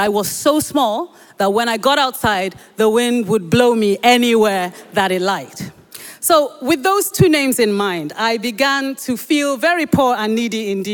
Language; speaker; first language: English; non-native, local second language; Yoruba